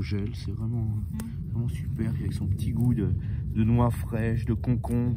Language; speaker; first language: French; native; French